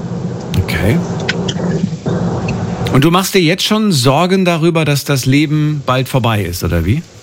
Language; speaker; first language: German; native; German